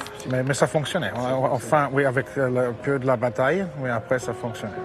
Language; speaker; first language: French; non-native, fluent; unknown